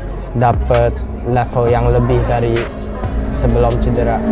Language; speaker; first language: Indonesian; early bilingual, heritage; English